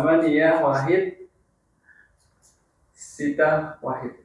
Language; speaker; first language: Arabic; non-native, fluent; Indonesian